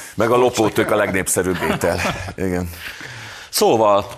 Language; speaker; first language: Hungarian; native; Hungarian